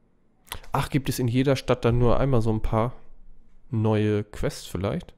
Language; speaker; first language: German; native; German